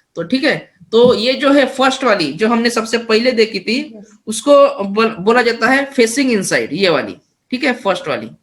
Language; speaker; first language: Hindi; non-native, local second language; Marathi